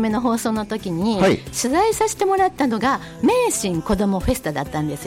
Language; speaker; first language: Japanese; native; Japanese